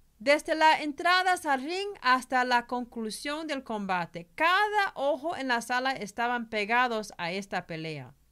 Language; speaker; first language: Spanish; early bilingual, heritage; Spanish